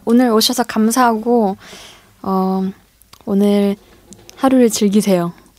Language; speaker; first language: Korean; early bilingual, heritage; Korean